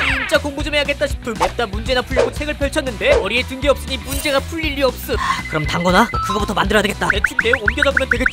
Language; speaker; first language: Korean; native; Korean